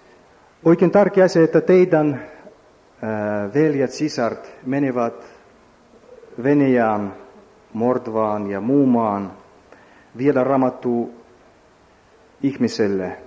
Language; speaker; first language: Finnish; non-native, learner; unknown